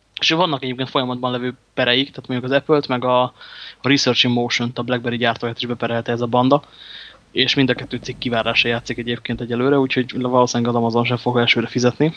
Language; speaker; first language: Hungarian; native; Hungarian